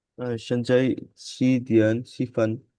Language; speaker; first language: Chinese; non-native, learner; Bangla